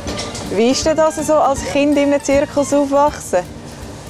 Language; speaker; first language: German; native; German